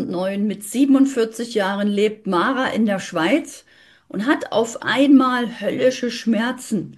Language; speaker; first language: German; native; German